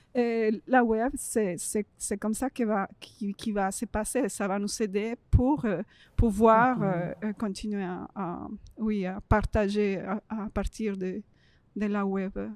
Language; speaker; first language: French; non-native, fluent; Spanish